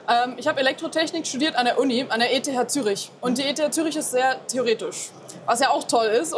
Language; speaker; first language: German; native; German